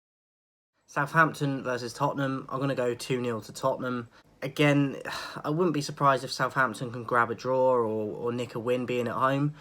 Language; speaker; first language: English; native; English